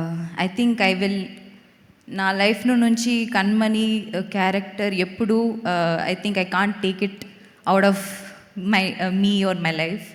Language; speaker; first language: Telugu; non-native, fluent; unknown